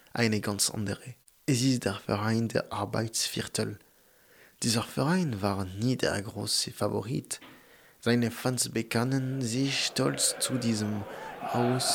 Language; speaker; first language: German; native; German